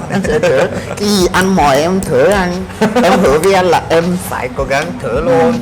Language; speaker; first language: Vietnamese; non-native, fluent; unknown